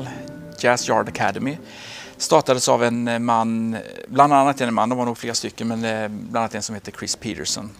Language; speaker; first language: Swedish; native; Swedish